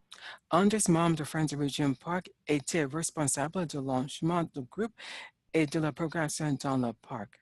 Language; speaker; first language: French; non-native, learner; English